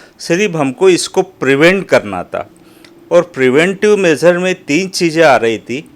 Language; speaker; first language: Hindi; non-native, local second language; Marathi